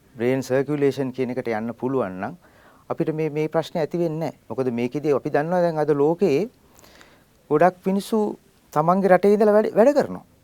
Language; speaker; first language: Sinhala; native; Sinhala